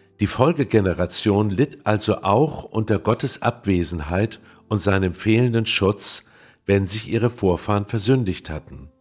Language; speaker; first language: German; native; German